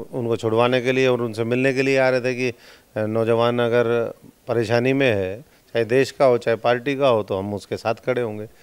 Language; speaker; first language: Hindi; native; Hindi